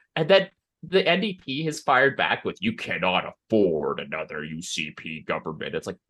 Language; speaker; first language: English; native; English